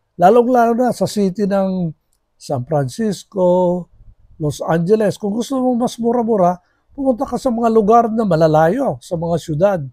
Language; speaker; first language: Filipino; non-native, local second language; Iloko